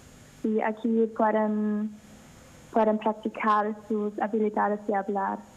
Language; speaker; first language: Spanish; non-native, learner; German